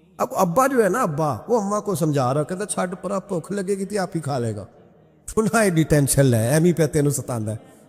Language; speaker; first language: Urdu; non-native, local second language; Punjabi